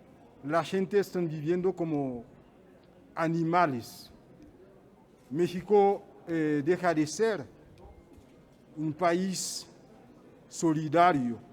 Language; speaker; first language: Spanish; non-native, fluent; Haitian Creole